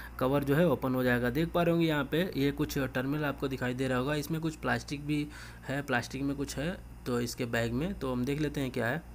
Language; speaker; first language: Hindi; native; Hindi